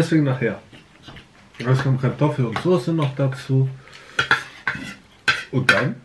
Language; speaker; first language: German; native; German